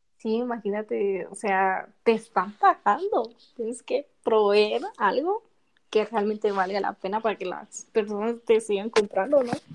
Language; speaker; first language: Spanish; native; Spanish